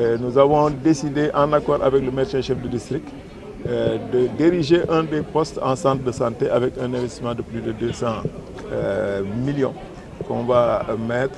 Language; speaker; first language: French; non-native, local second language; Wolof